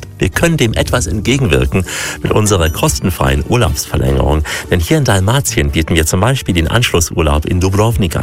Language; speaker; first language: German; native; German